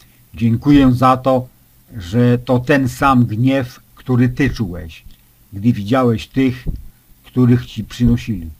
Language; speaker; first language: Polish; native; Polish